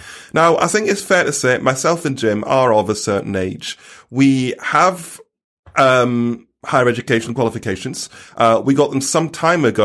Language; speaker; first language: English; native; English